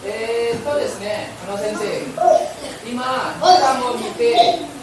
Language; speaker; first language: Japanese; non-native, learner; Indonesian